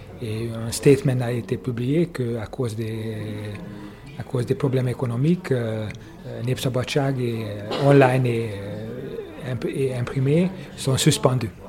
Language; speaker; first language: French; non-native, fluent; Hungarian